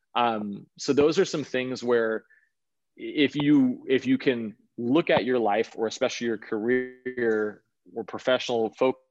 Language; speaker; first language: English; early bilingual, other home language; Danish